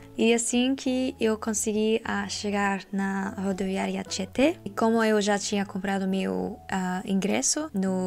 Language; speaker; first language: Portuguese; non-native, learner; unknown